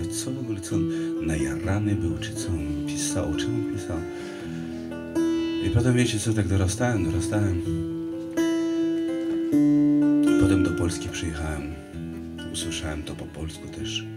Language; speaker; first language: Polish; non-native, fluent; Russian